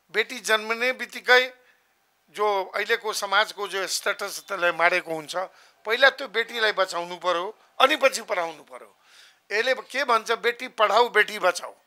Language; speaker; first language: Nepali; non-native, local second language; Maithili